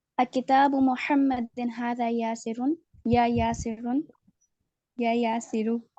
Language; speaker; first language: Arabic; non-native, learner; Urdu